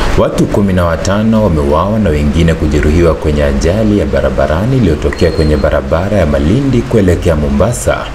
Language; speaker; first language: Swahili; non-native, local second language; Gusii